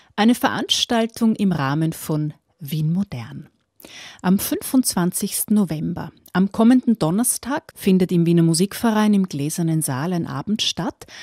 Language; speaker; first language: German; native; German